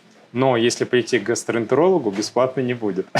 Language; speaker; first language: Russian; native; Russian